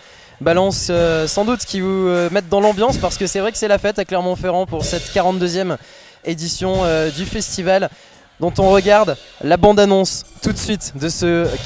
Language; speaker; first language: French; native; French